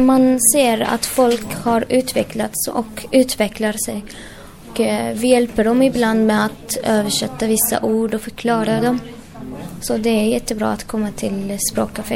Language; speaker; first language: Swedish; early bilingual, other home language; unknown